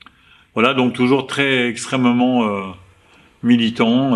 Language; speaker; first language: French; native; French